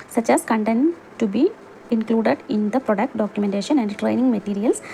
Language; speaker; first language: English; non-native, local second language; Malayalam